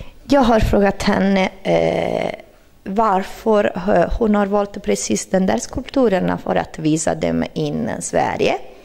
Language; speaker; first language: Swedish; non-native, fluent; Italian